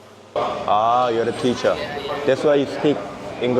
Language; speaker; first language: English; non-native, learner; Korean